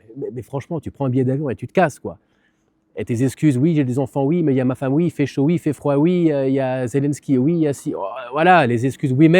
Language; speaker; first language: French; native; French